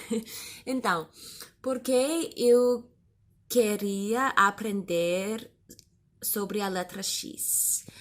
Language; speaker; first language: Portuguese; non-native, learner; English